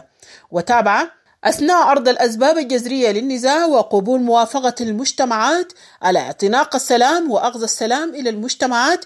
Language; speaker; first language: Arabic; native; Arabic